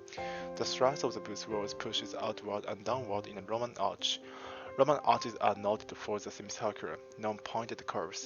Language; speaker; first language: English; non-native, fluent; Japanese